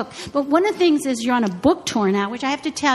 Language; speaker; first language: English; native; English